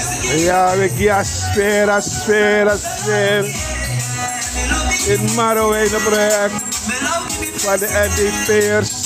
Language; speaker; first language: Dutch; non-native, local second language; Sranan Tongo